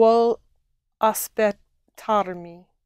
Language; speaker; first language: Italian; non-native, learner; English